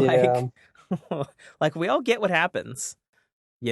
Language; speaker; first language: English; native; English